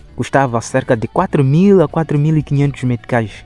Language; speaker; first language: Portuguese; non-native, local second language; Shona